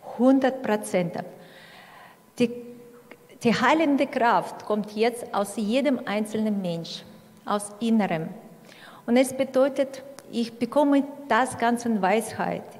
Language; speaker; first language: German; non-native, fluent; Russian